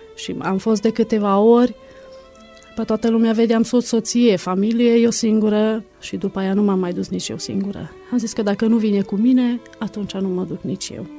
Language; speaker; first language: Romanian; non-native, local second language; Hungarian